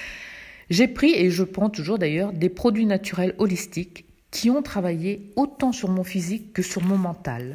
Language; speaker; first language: French; native; French